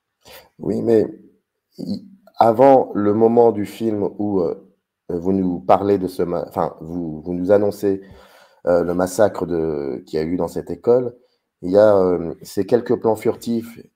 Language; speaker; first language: French; native; French